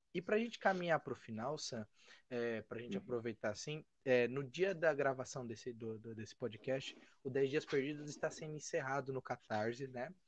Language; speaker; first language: Portuguese; native; Portuguese